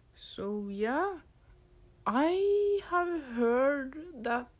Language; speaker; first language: English; non-native, fluent; Norwegian